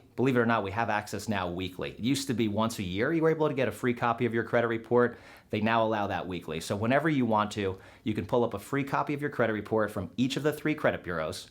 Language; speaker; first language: English; native; English